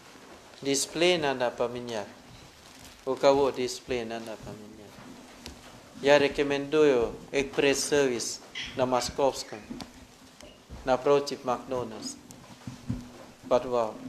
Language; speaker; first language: Russian; non-native, learner; Thai